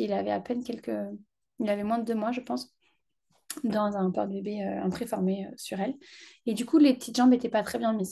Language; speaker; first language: French; native; French